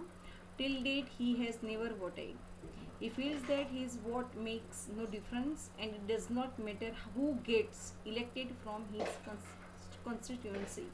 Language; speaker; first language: English; non-native, local second language; Gujarati